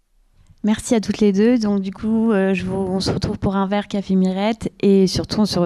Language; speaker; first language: French; native; French